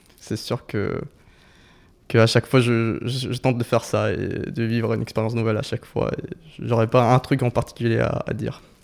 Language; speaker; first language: French; non-native, fluent; Spanish